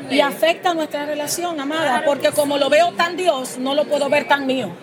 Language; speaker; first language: Spanish; early bilingual, heritage; Spanish